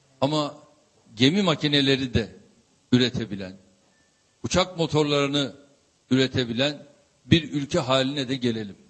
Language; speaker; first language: Turkish; native; Turkish